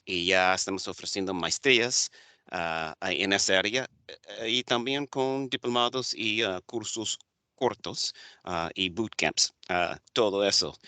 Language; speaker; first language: Spanish; non-native, fluent; English